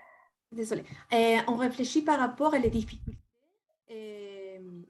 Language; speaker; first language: French; non-native, fluent; Spanish